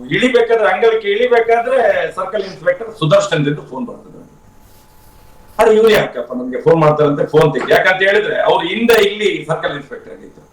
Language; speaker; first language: Kannada; non-native, local second language; Tulu